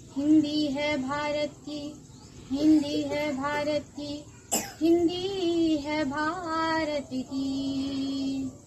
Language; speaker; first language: Hindi; native; Hindi